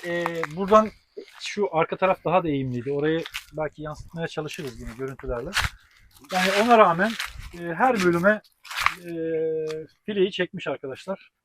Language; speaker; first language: Turkish; native; Turkish